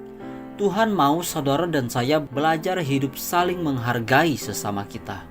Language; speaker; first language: Indonesian; native; Indonesian